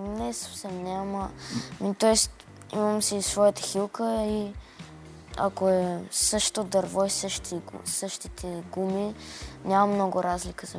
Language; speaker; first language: Bulgarian; early bilingual, heritage; Russian